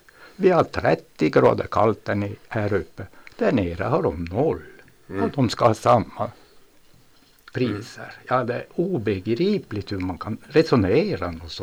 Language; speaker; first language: Swedish; native; Swedish